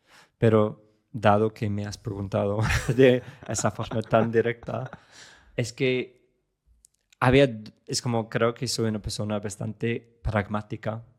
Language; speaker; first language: Spanish; non-native, fluent; English